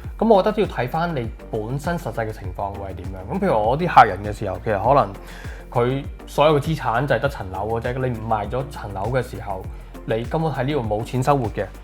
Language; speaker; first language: Cantonese; early bilingual, other home language; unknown